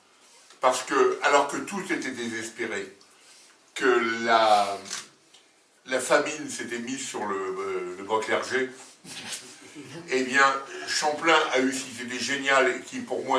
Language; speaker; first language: French; native; French